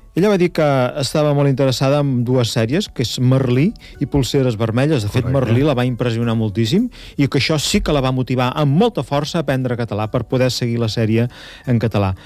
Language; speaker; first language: Catalan; native; Catalan